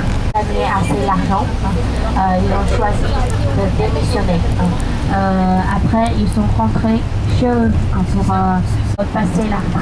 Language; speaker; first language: French; non-native, fluent; Chinese